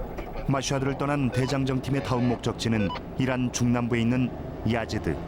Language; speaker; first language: Korean; native; Korean